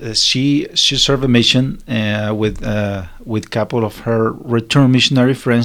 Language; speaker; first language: English; non-native, learner; Spanish